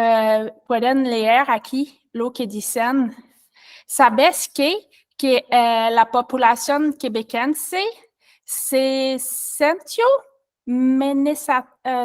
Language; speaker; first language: Spanish; non-native, learner; French